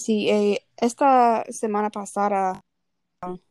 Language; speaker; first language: Spanish; non-native, learner; English